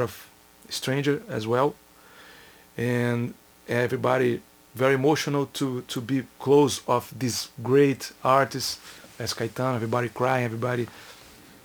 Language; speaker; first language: English; non-native, learner; Portuguese